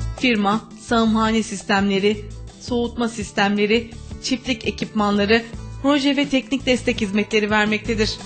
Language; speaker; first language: Turkish; native; Turkish